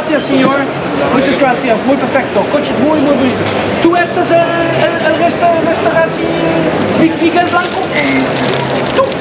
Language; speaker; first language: Spanish; non-native, learner; English